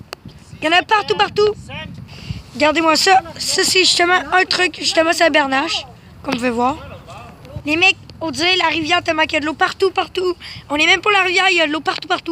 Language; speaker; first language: French; native; French